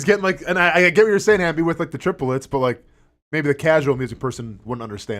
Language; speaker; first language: English; native; English